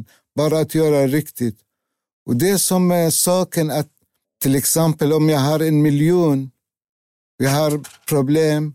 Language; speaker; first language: Swedish; non-native, learner; Arabic